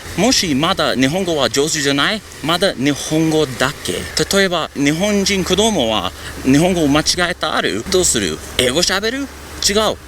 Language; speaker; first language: Japanese; non-native, learner; English